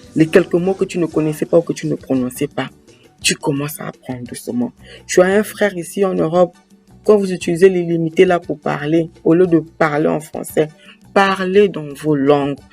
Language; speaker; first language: French; native; French